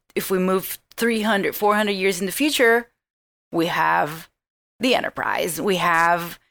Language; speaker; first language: English; non-native, fluent; Spanish